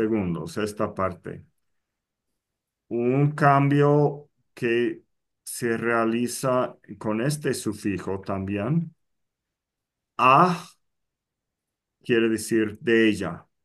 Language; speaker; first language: Spanish; non-native, fluent; English